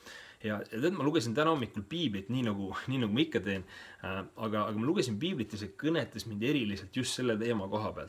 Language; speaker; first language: Estonian; native; Estonian